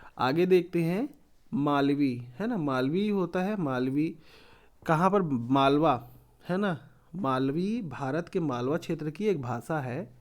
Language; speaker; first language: Hindi; native; Hindi